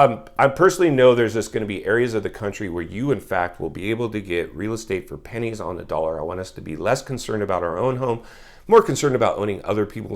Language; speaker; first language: English; native; English